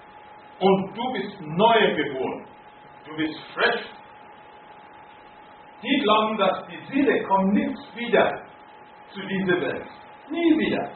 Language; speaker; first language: German; non-native, fluent; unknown